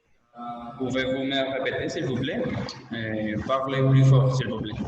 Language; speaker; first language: French; non-native, learner; Spanish